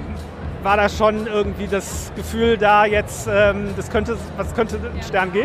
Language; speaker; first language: German; native; German